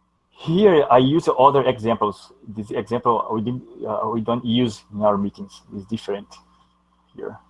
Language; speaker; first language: English; non-native, learner; Portuguese